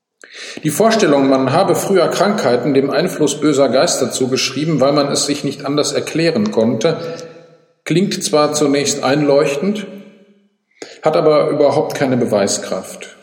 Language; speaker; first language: German; native; German